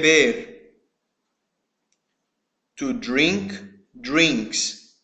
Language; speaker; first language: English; non-native, fluent; Portuguese